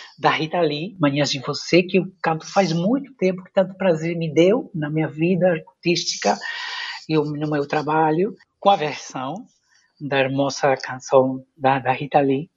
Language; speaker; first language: Portuguese; non-native, fluent; Spanish